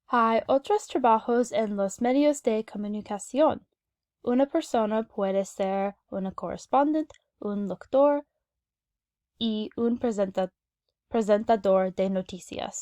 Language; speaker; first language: Spanish; non-native, learner; English